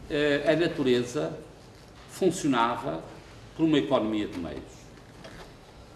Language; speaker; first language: Portuguese; native; Portuguese